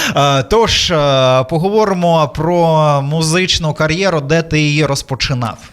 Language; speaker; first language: Ukrainian; native; Ukrainian